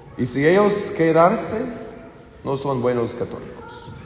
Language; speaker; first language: Spanish; non-native, learner; English